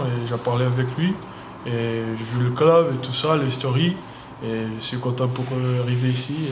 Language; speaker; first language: French; non-native, learner; Portuguese